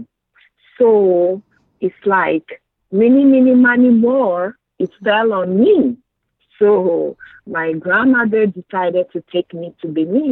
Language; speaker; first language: English; non-native, fluent; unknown